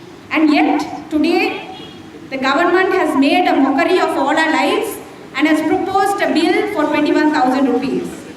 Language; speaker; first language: English; non-native, local second language; Tamil